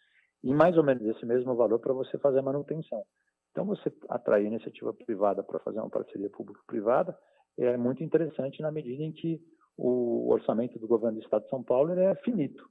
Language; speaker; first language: Portuguese; native; Portuguese